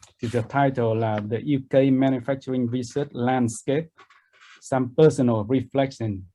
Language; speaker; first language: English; non-native, fluent; Vietnamese